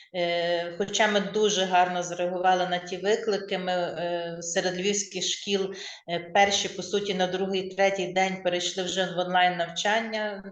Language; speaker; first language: Ukrainian; native; Ukrainian